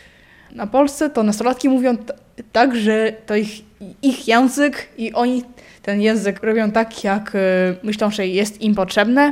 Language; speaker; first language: Polish; non-native, local second language; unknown